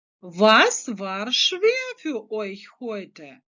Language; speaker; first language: German; non-native, fluent; Ukrainian